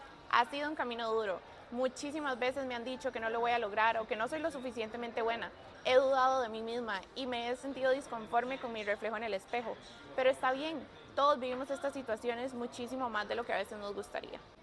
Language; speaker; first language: Spanish; native; Spanish